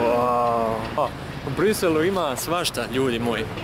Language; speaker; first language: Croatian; early bilingual, heritage; Croatian